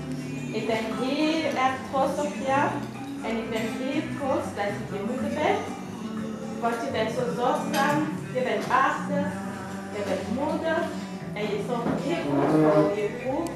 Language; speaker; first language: Dutch; non-native, fluent; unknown